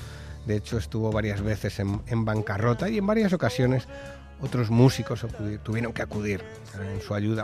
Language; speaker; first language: Spanish; native; Spanish